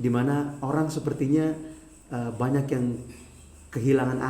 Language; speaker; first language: Indonesian; native; Indonesian